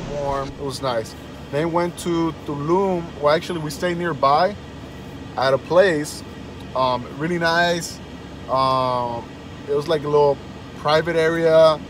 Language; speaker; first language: English; early bilingual, other home language; Spanish